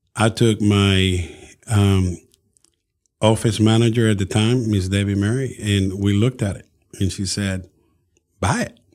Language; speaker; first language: English; early bilingual, other home language; Spanish